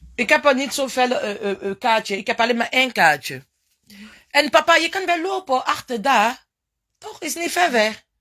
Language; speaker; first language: Dutch; non-native, fluent; French